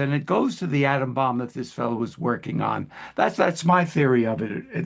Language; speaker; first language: English; native; English